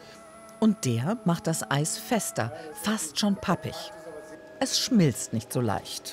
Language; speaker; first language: German; native; German